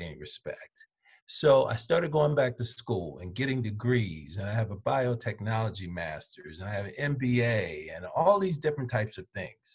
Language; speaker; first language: English; native; English